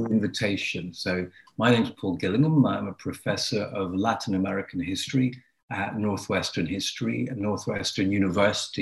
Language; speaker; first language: English; native; English